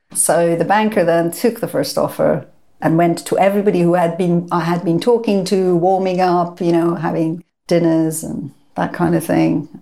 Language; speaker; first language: English; non-native, fluent; Persian